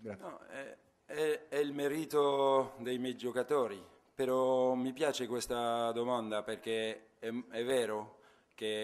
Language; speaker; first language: Italian; non-native, fluent; French